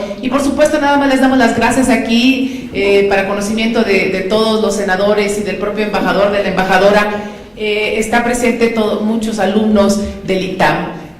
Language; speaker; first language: Spanish; native; Spanish